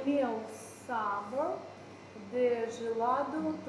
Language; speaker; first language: Portuguese; non-native, learner; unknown